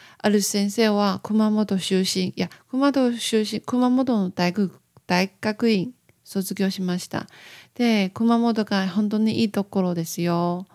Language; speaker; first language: Japanese; non-native, learner; Chinese